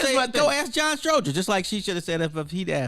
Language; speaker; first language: English; native; English